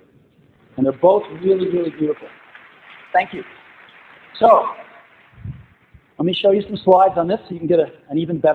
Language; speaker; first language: English; native; English